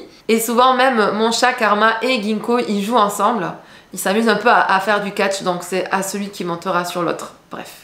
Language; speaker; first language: French; native; French